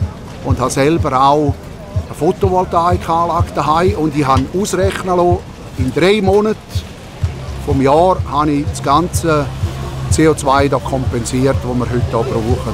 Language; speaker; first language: German; native; German